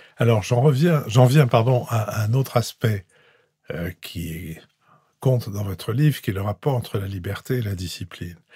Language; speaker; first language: French; native; French